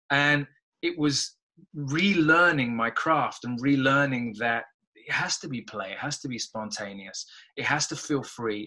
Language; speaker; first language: English; native; English